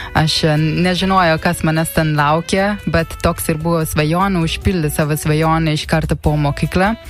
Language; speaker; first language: Lithuanian; non-native, learner; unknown